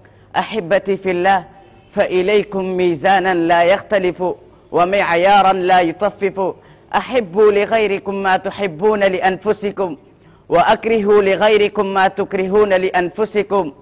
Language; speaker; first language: Arabic; non-native, learner; Urdu